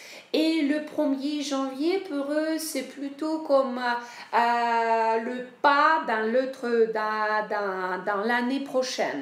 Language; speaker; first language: French; non-native, fluent; Ukrainian